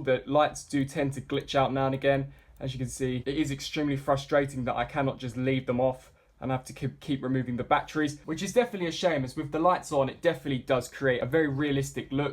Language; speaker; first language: English; native; English